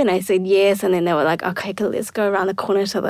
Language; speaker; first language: English; native; English